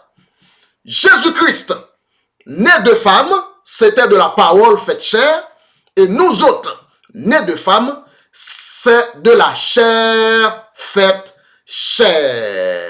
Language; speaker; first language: French; non-native, local second language; Haitian Creole